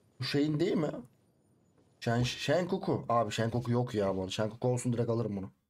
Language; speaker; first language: Turkish; native; Turkish